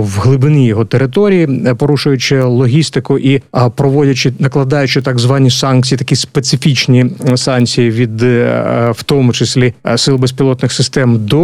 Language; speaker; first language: Ukrainian; native; Ukrainian